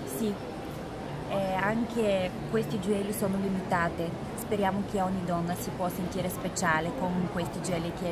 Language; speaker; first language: Italian; non-native, fluent; Bulgarian